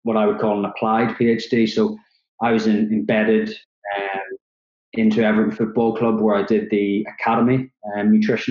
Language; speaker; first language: English; native; English